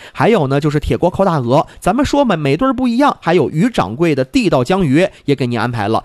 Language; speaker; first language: Chinese; native; Chinese